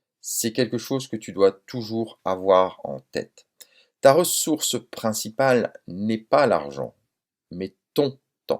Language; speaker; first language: French; native; French